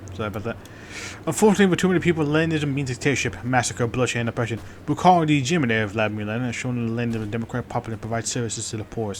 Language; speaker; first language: English; native; English